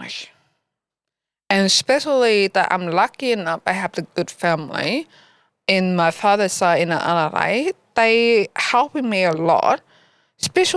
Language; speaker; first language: English; non-native, learner; Vietnamese